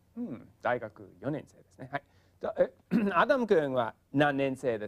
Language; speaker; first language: Japanese; non-native, fluent; English